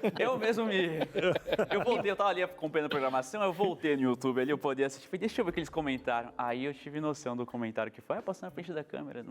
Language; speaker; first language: Portuguese; native; Portuguese